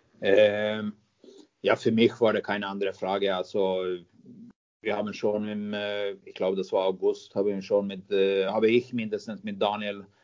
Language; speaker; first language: German; non-native, fluent; Swedish